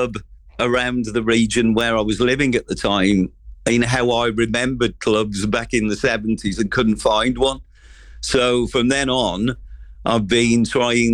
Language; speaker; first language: English; native; English